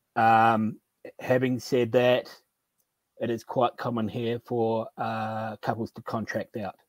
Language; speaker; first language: English; native; English